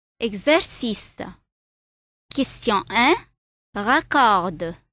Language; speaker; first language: French; non-native, fluent; Arabic